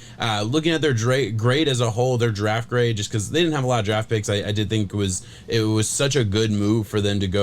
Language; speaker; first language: English; native; English